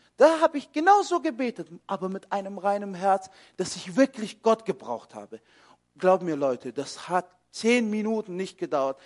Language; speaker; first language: German; early bilingual, other home language; Kurdish